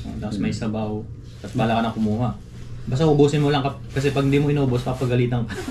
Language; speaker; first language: Filipino; native; Filipino